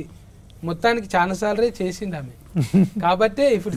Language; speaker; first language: Telugu; native; Telugu